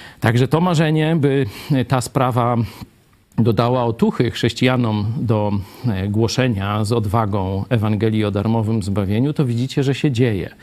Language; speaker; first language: Polish; native; Polish